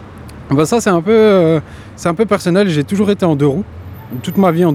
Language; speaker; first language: French; native; French